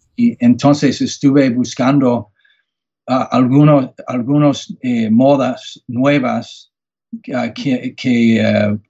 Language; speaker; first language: Spanish; non-native, learner; English